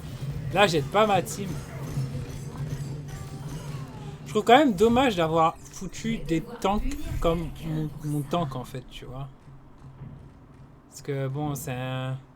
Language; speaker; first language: French; native; French